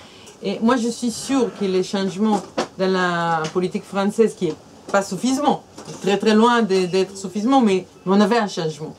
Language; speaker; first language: French; non-native, fluent; Hebrew